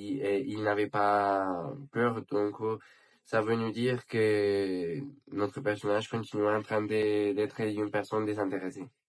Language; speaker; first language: French; non-native, learner; Spanish